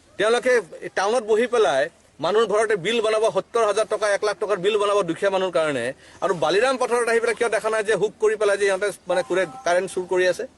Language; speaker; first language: Assamese; native; Assamese